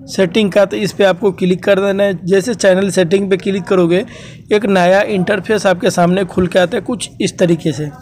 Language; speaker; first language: Hindi; native; Hindi